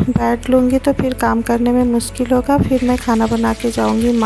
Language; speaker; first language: Hindi; non-native, local second language; Bangla